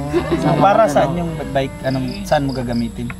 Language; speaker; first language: Filipino; native; Filipino